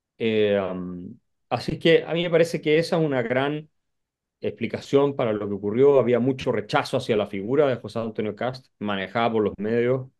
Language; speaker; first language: Spanish; native; Spanish